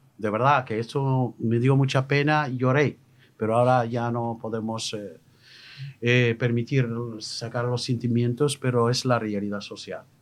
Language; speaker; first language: Spanish; non-native, fluent; Arabic